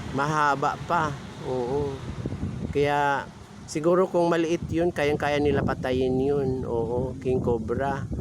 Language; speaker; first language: Filipino; non-native, local second language; Cebuano